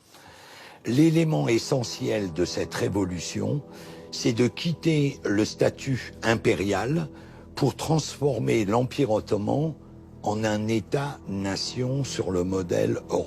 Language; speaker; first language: French; native; French